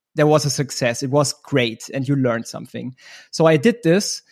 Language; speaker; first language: English; non-native, fluent; German